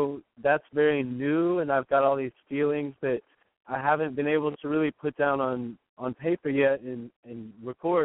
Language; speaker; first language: English; native; English